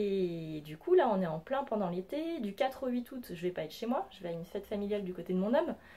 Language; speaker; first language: French; native; French